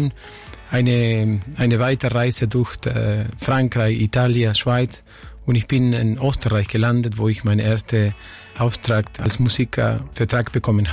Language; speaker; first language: German; non-native, fluent; Spanish